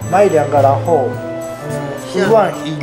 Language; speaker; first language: Chinese; non-native, learner; Japanese